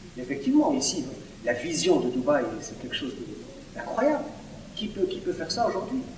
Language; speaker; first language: French; non-native, local second language; Arabic